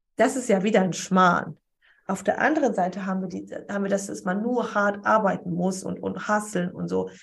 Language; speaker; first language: German; early bilingual, other home language; Polish